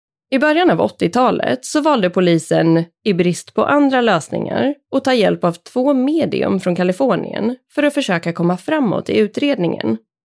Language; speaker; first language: Swedish; native; Swedish